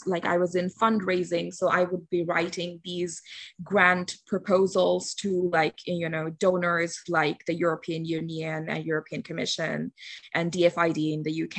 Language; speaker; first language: English; non-native, local second language; Bangla